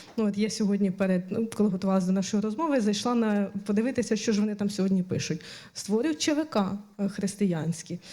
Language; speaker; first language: Ukrainian; native; Ukrainian